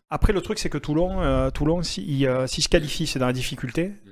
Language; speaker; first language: French; native; French